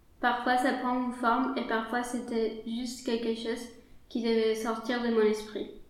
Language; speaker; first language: French; non-native, fluent; Spanish